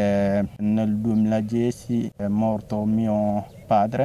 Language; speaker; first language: Italian; non-native, fluent; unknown